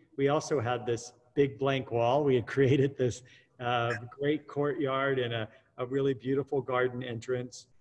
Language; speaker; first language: English; native; English